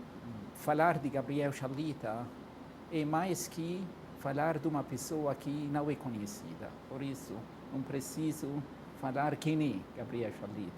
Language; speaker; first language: Portuguese; non-native, fluent; Arabic